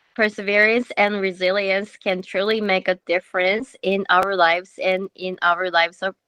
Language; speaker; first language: English; non-native, learner; Japanese